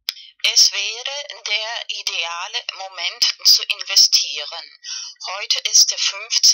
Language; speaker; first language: German; non-native, fluent; Spanish